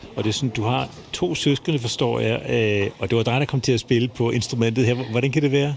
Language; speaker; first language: Danish; native; Danish